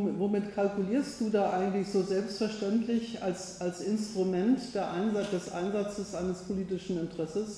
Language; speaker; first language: German; native; German